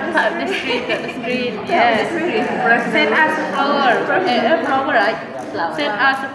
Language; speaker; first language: English; non-native, learner; Indonesian